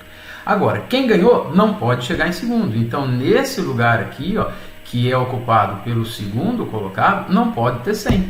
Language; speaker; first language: Portuguese; native; Portuguese